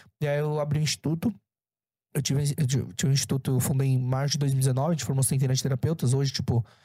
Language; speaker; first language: Portuguese; early bilingual, other home language; Korean